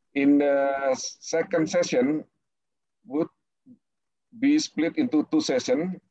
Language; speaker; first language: English; non-native, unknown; Indonesian